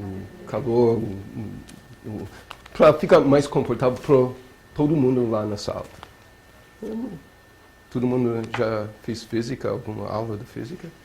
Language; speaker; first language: Portuguese; non-native, learner; English